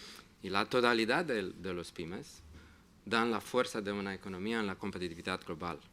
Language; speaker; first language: Spanish; non-native, fluent; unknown